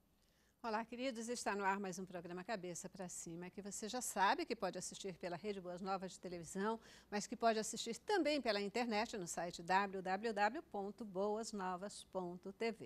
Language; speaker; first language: Portuguese; native; Portuguese